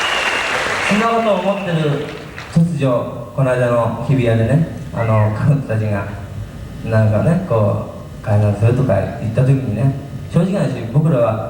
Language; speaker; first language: Japanese; native; Japanese